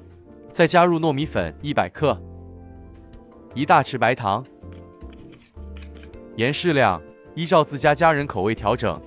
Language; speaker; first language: Chinese; native; Chinese